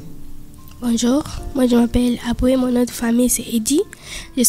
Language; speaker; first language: French; non-native, learner; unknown